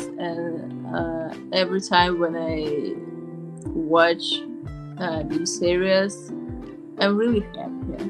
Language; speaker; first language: English; non-native, learner; Russian